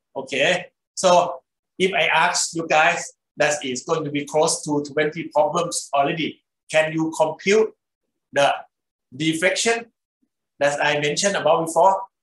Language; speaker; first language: English; non-native, fluent; Thai